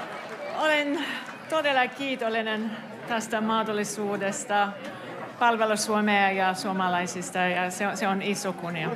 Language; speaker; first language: Finnish; non-native, fluent; English